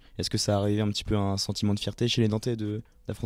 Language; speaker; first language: French; native; French